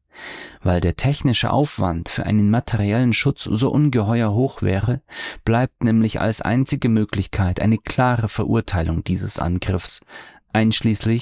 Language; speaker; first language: German; native; German